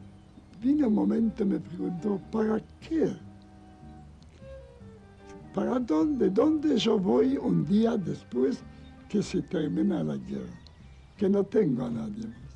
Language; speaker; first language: Spanish; non-native, learner; Yiddish